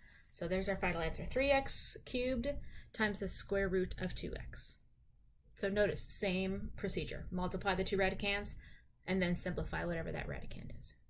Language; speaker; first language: English; native; English